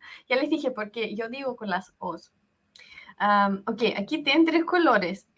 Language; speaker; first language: Spanish; non-native, fluent; Russian